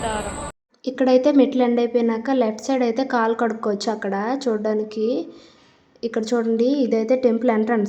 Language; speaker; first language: Telugu; native; Telugu